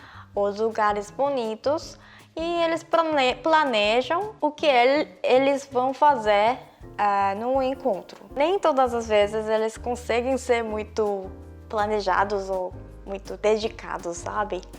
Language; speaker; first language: Portuguese; non-native, fluent; Korean